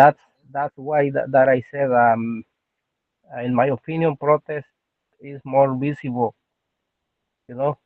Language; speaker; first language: English; non-native, learner; Spanish